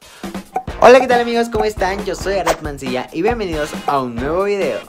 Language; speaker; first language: Spanish; native; Spanish